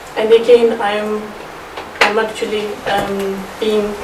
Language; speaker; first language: English; non-native, fluent; Turkish